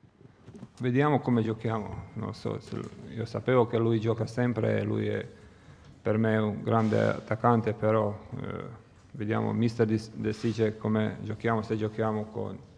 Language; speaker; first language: Italian; non-native, learner; Croatian